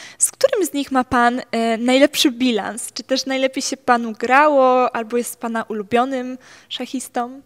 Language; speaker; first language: Polish; native; Polish